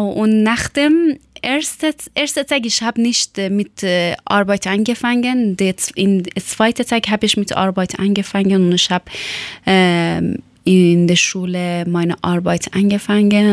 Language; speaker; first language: German; non-native, learner; Persian